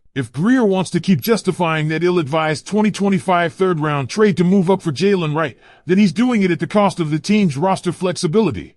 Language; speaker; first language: English; native; English